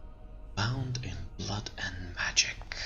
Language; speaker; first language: English; non-native, fluent; German